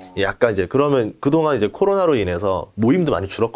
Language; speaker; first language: Korean; native; Korean